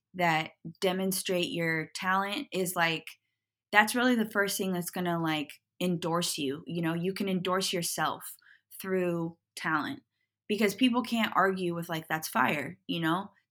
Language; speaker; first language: English; native; English